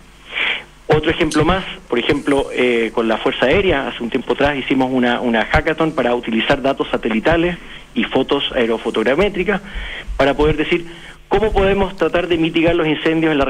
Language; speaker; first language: Spanish; native; Spanish